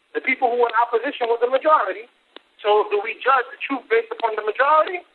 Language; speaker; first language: English; native; English